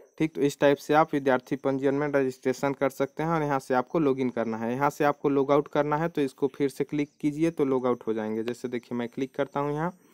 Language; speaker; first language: Hindi; native; Hindi